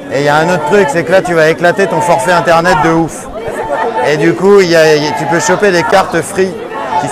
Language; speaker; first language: French; native; French